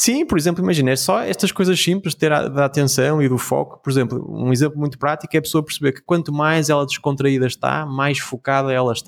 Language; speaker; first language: Portuguese; native; Portuguese